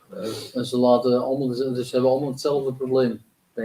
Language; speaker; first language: Dutch; native; Dutch